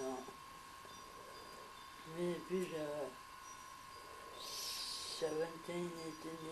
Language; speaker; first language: English; early bilingual, heritage; French